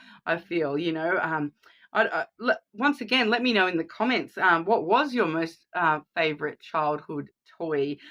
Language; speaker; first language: English; native; English